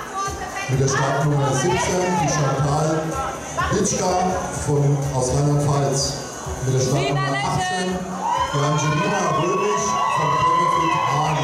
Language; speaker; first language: German; native; German